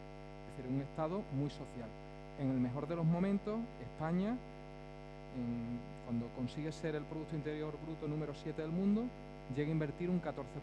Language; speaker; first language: Spanish; native; Spanish